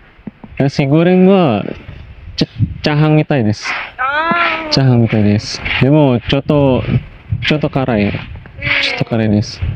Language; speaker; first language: Japanese; non-native, learner; Indonesian